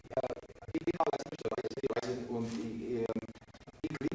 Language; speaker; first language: German; non-native, learner; English